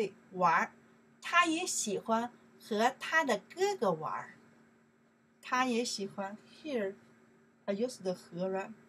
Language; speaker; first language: Chinese; non-native, learner; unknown